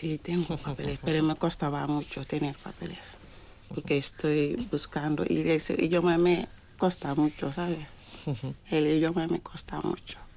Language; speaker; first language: Spanish; non-native, learner; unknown